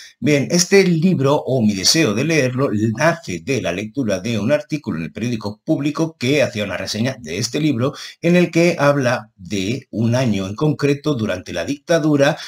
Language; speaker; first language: Spanish; native; Spanish